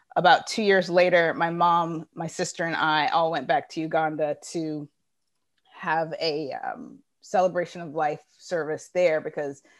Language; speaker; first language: English; early bilingual, other home language; Ganda